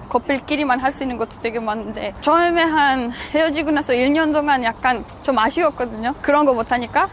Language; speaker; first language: Korean; non-native, fluent; Polish